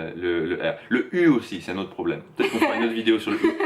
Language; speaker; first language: French; native; French